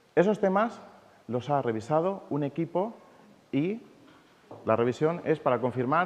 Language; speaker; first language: Spanish; non-native, local second language; Catalan